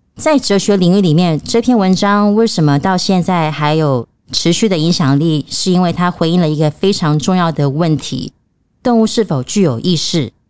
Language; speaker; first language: Chinese; native; Chinese